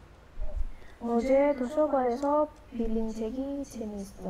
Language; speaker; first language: Korean; non-native, learner; Indonesian